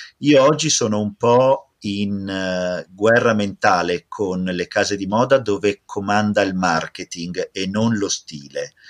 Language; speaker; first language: Italian; native; Italian